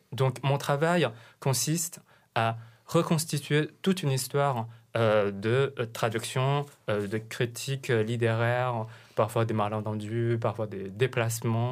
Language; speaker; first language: French; non-native, fluent; Chinese